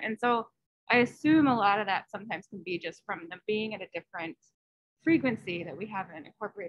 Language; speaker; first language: English; native; English